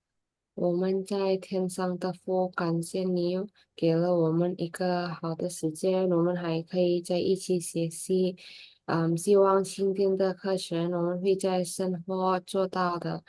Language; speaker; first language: Chinese; non-native, learner; Indonesian